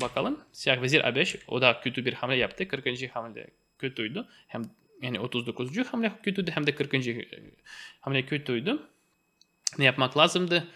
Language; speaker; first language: Turkish; non-native, fluent; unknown